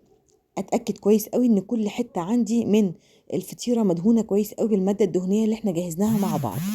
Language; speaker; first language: Arabic; native; Arabic